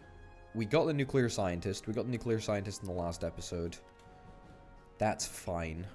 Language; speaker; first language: English; native; English